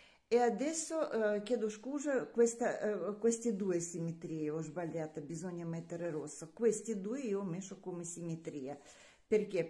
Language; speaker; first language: Italian; non-native, learner; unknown